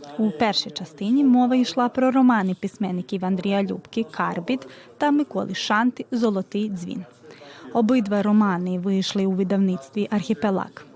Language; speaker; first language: Ukrainian; early bilingual, heritage; Ukrainian